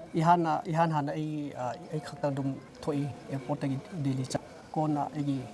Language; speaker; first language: Manipuri; non-native, local second language; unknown